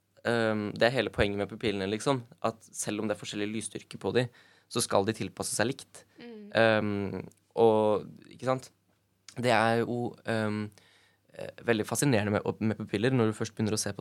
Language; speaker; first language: Norwegian; native; Norwegian